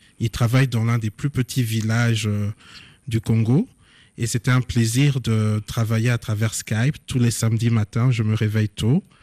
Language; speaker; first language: French; non-native, local second language; Lingala